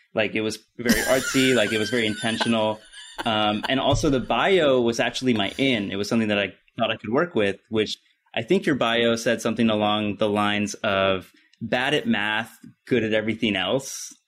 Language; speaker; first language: English; native; English